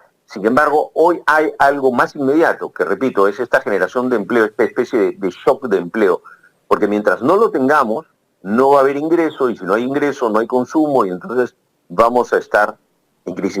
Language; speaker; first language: Spanish; native; Spanish